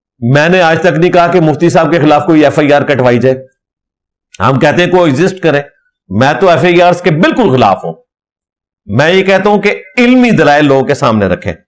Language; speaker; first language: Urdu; non-native, local second language; Punjabi